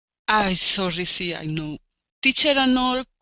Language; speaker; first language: English; non-native, learner; Spanish